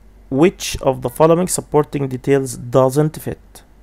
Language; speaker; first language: English; non-native, fluent; Arabic